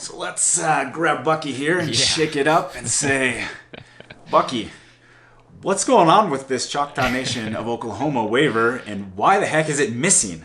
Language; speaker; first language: English; native; English